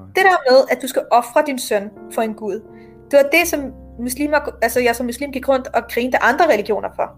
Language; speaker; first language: Danish; native; Danish